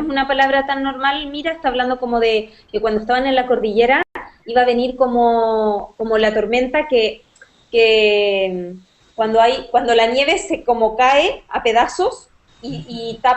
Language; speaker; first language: Spanish; native; Spanish